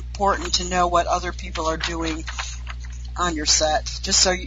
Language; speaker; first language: English; native; English